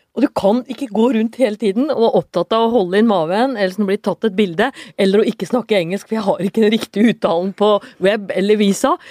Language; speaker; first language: Norwegian; native; Norwegian